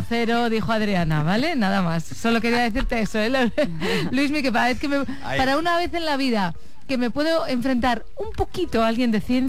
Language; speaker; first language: Spanish; native; Spanish